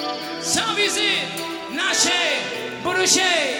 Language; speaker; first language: Russian; non-native, learner; German